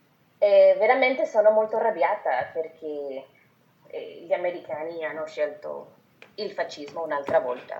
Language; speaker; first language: Italian; non-native, fluent; Spanish